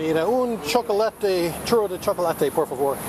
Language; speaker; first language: Spanish; non-native, learner; English